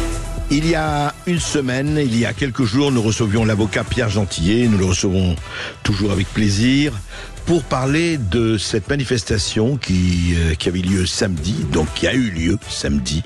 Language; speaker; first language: French; native; French